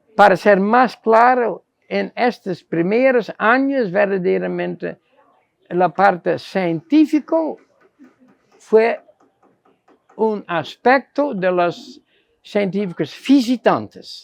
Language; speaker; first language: Spanish; non-native, fluent; Dutch